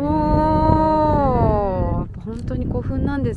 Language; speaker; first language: Japanese; native; Japanese